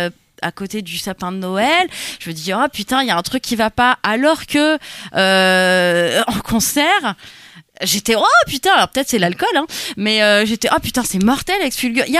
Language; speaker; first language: French; native; French